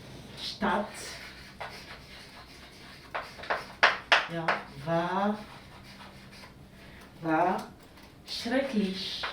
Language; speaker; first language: German; non-native, learner; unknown